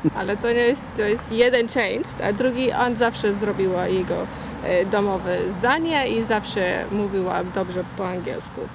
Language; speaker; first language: Polish; non-native, learner; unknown